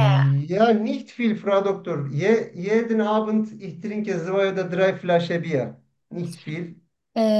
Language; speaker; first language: German; non-native, learner; Turkish